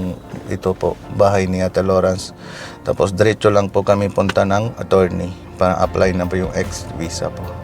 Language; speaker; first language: Filipino; non-native, learner; Punjabi